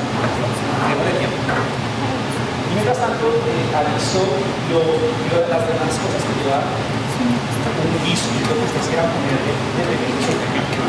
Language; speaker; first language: Spanish; native; Spanish